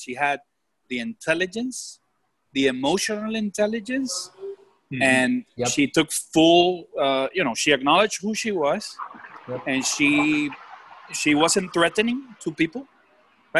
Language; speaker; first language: English; non-native, fluent; Spanish